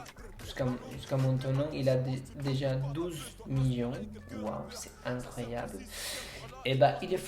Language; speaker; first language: French; non-native, fluent; Spanish